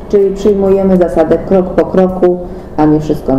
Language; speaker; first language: Polish; native; Polish